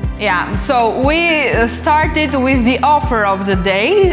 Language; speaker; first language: English; non-native, fluent; Albanian